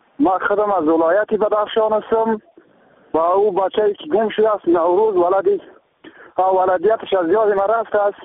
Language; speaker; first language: Persian; native; Persian